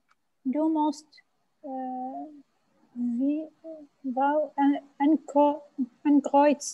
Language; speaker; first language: German; non-native, learner; Arabic